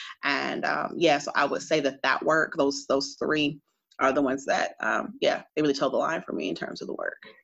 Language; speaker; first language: English; native; English